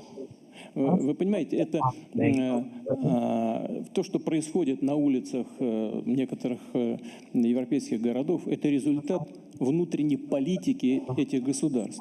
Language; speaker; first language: Russian; native; Russian